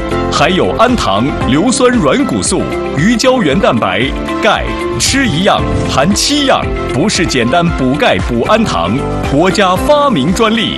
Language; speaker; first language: Chinese; native; Chinese